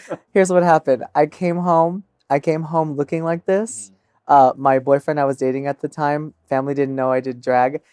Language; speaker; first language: English; native; English